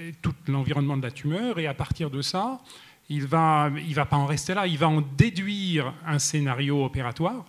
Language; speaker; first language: French; native; French